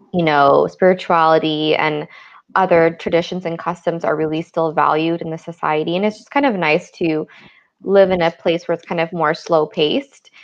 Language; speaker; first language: English; native; English